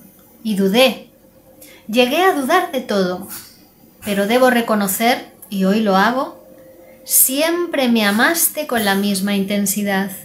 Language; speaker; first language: Spanish; native; Spanish